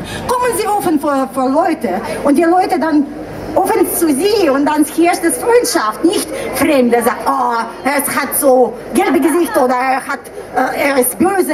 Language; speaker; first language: German; non-native, learner; Russian